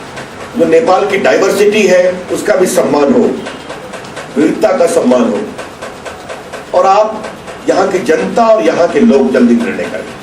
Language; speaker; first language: Hindi; native; Hindi